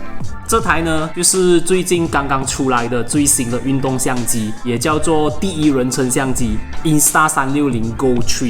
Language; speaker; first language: Chinese; native; Chinese